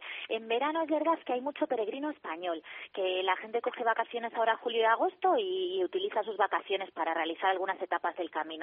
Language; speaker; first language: Spanish; native; Spanish